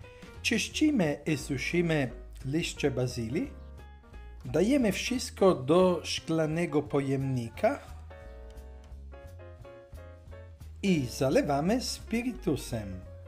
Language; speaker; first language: Polish; non-native, learner; Italian